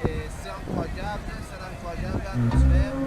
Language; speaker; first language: French; non-native, learner; Spanish